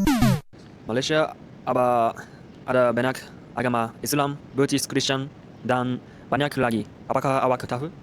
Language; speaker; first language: Indonesian; non-native, learner; Japanese